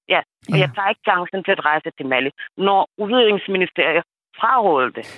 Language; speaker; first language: Danish; non-native, fluent; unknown